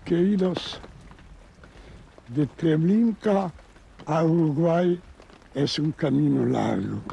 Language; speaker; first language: Spanish; non-native, learner; Yiddish